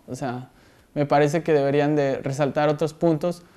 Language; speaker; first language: Spanish; native; Spanish